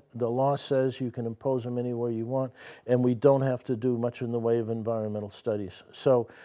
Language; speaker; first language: English; native; English